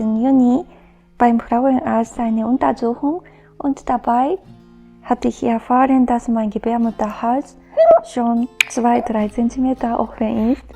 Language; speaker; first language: German; non-native, fluent; Japanese